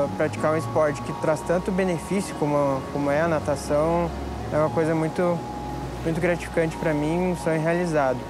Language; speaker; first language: Portuguese; native; Portuguese